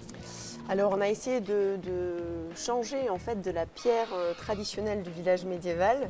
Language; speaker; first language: French; native; French